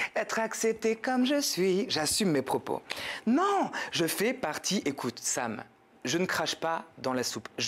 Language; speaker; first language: French; native; French